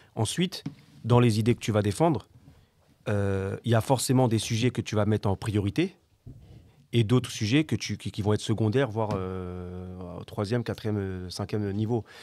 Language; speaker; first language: French; native; French